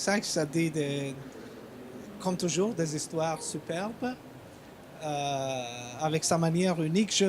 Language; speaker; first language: French; non-native, fluent; Albanian